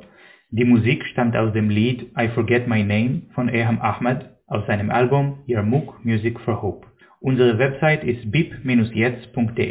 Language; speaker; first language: German; non-native, fluent; Hebrew